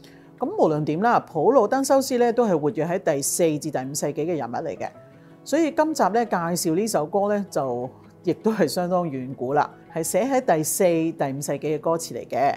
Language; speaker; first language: Chinese; native; Chinese